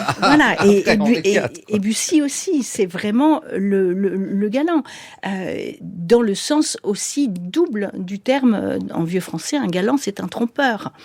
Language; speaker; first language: French; native; French